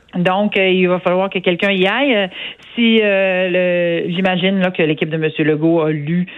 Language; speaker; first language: French; native; French